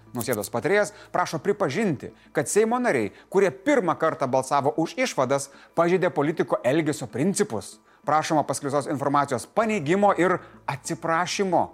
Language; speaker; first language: Lithuanian; native; Lithuanian